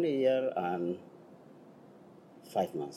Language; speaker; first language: English; non-native, learner; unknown